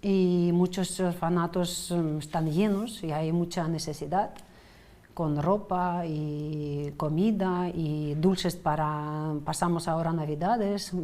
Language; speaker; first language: Spanish; non-native, fluent; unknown